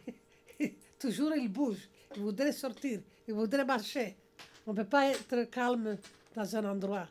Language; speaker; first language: French; non-native, learner; English